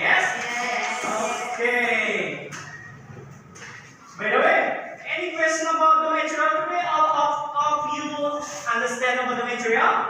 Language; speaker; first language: English; non-native, learner; Indonesian